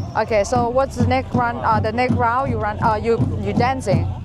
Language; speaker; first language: English; non-native, learner; Thai